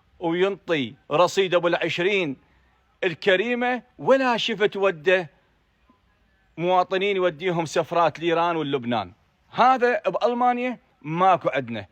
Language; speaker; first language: Arabic; native; Arabic